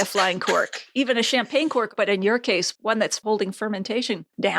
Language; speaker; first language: English; native; English